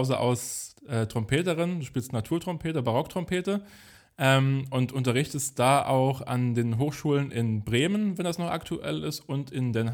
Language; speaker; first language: German; native; German